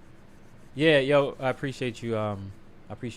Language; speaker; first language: English; native; English